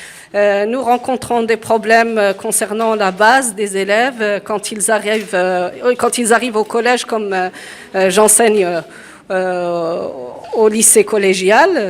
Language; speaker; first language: French; early bilingual, other home language; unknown